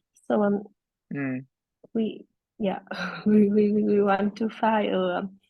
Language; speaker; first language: English; non-native, learner; Vietnamese